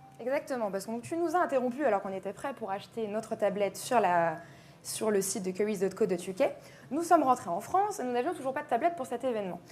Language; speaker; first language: French; native; French